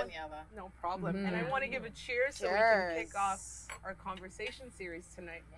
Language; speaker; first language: English; native; English